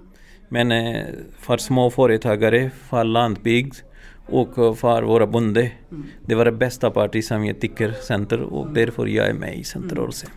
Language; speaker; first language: Swedish; non-native, learner; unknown